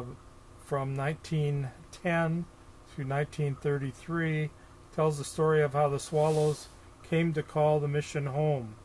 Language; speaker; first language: English; native; English